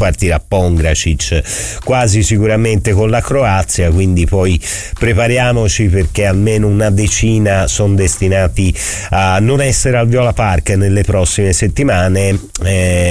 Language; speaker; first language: Italian; native; Italian